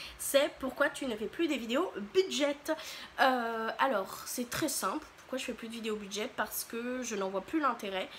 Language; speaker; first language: French; native; French